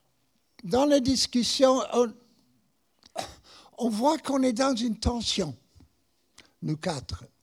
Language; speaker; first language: French; non-native, fluent; English